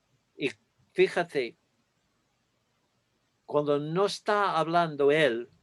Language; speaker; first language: Spanish; non-native, fluent; English